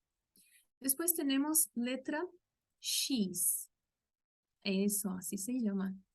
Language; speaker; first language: Spanish; non-native, local second language; Portuguese